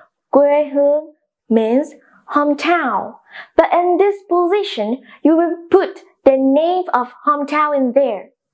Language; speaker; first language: English; non-native, fluent; Vietnamese